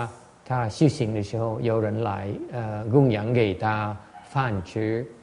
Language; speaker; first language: Chinese; non-native, learner; Vietnamese